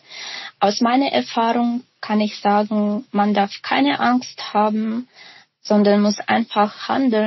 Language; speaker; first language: German; non-native, fluent; Ukrainian